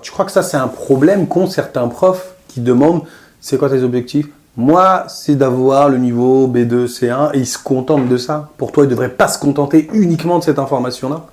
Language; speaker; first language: French; native; French